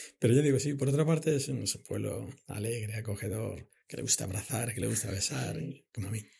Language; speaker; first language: Spanish; native; Spanish